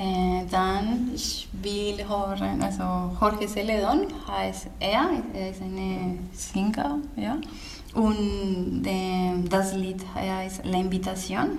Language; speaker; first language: German; non-native, learner; Spanish